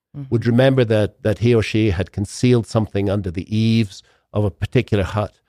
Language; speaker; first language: English; native; English